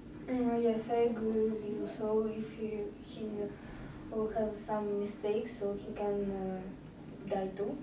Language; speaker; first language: English; non-native, learner; Russian